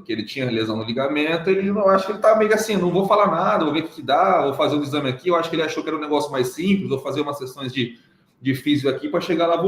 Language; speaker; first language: Portuguese; native; Portuguese